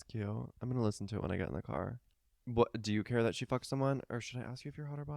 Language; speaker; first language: English; native; English